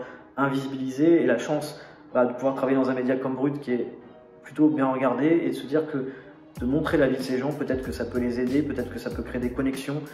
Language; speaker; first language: French; native; French